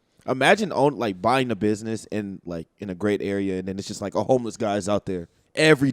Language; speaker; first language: English; native; English